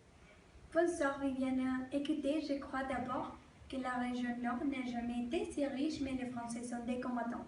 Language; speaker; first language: French; non-native, learner; Spanish